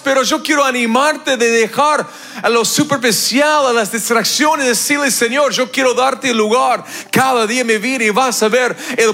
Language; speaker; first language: Spanish; non-native, fluent; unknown